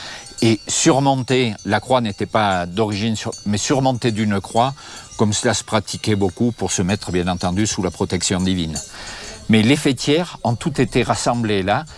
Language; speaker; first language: French; native; French